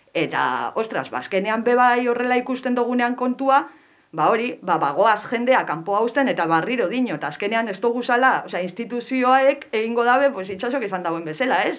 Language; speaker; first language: Basque; non-native, local second language; Spanish